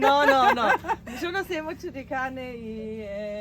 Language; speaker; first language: Spanish; non-native, fluent; German